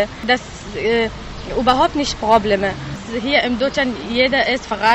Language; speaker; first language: German; non-native, learner; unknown